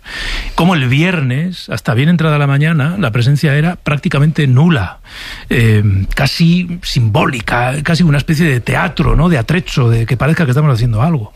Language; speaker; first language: Spanish; native; Spanish